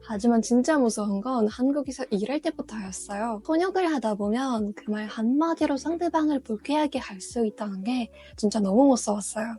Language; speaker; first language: Korean; non-native, fluent; Russian